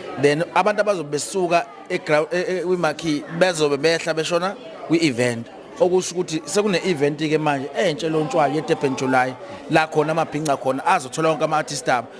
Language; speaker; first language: Zulu; native; Zulu